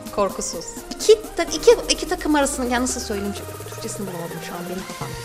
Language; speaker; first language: Turkish; native; Turkish